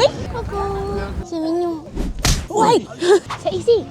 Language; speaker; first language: French; non-native, learner; Thai